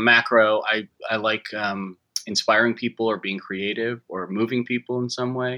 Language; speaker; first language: English; early bilingual, other home language; Japanese